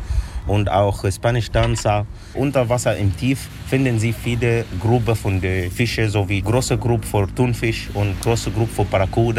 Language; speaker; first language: German; non-native, learner; Arabic